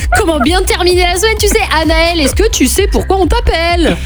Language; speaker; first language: French; native; French